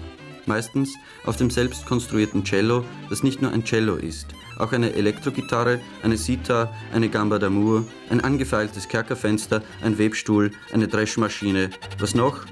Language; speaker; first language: German; native; German